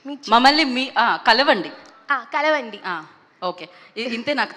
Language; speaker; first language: Telugu; native; Telugu